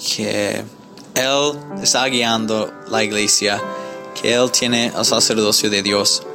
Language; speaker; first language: Spanish; non-native, fluent; English